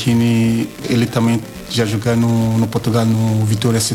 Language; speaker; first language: Portuguese; non-native, learner; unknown